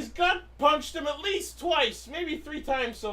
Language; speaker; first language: English; native; English